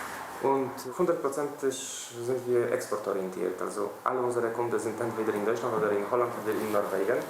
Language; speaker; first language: German; non-native, fluent; Polish